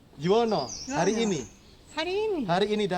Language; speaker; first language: Indonesian; native; Indonesian